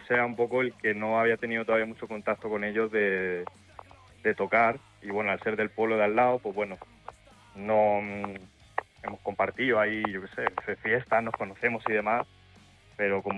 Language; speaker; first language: Spanish; native; Spanish